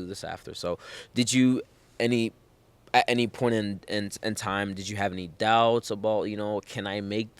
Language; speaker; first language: English; native; English